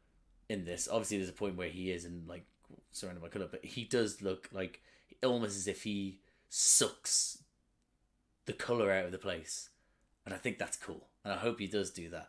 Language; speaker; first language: English; native; English